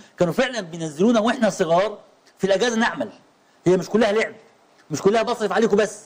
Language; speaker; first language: Arabic; native; Arabic